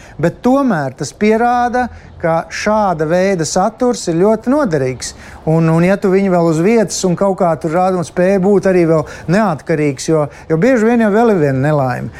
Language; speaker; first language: Latvian; native; Latvian